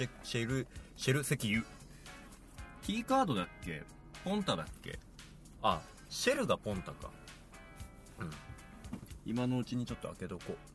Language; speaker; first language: Japanese; native; Japanese